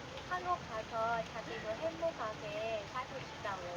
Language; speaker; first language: Korean; non-native, fluent; Vietnamese